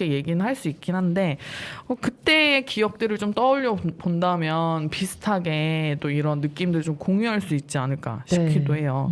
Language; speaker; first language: Korean; native; Korean